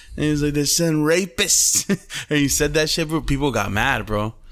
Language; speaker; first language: English; early bilingual, other home language; Spanish